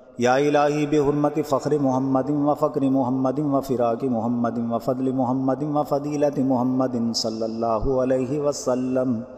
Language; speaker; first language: Arabic; non-native, learner; Urdu